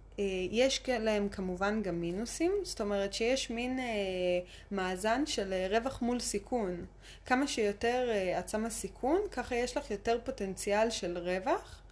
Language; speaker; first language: Hebrew; early bilingual, other home language; Russian